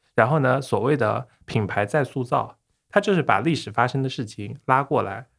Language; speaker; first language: Chinese; native; Chinese